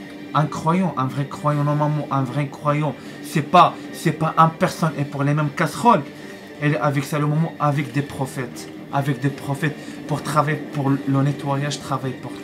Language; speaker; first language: French; non-native, learner; Arabic